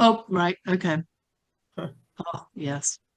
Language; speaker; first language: English; native; English